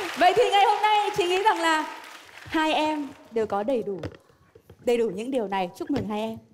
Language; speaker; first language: Vietnamese; native; Vietnamese